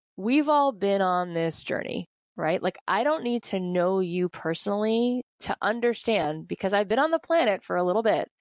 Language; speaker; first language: English; native; English